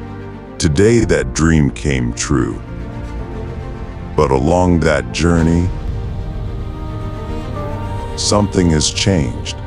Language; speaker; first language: English; non-native, fluent; Czech